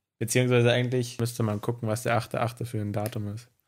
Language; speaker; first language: German; native; German